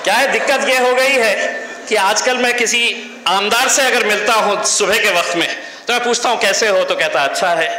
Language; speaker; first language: Hindi; non-native, local second language; Marathi